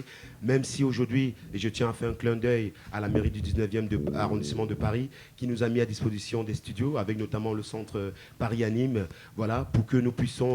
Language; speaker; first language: French; native; French